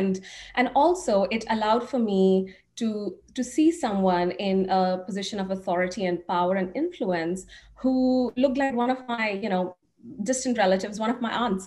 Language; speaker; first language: English; non-native, local second language; Hindi